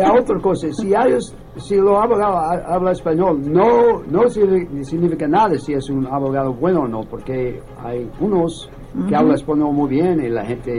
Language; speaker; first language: Spanish; non-native, learner; English